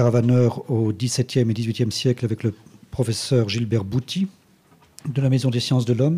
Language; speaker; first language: French; native; French